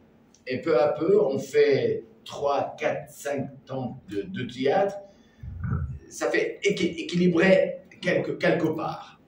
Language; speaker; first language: French; non-native, learner; Arabic